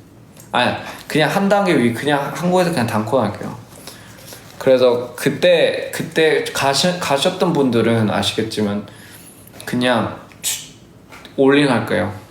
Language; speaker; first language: Korean; early bilingual, heritage; English